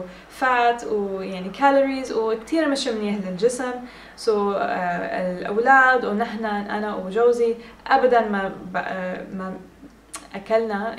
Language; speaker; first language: Arabic; early bilingual, heritage; English